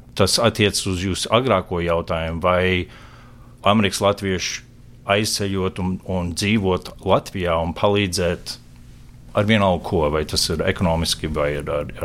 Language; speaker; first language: Latvian; early bilingual, heritage; Latvian